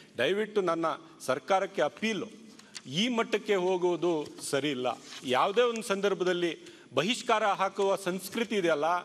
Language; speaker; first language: Kannada; non-native, local second language; Urdu